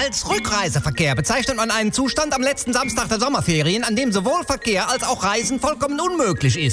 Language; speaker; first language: German; native; German